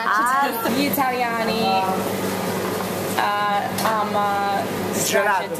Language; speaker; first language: Italian; non-native, learner; English